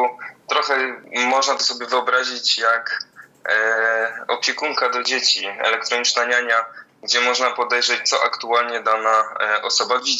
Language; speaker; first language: Polish; native; Polish